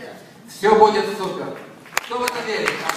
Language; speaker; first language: Russian; native; Russian